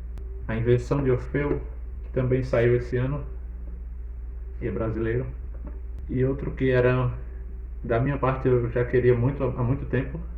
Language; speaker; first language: Portuguese; native; Portuguese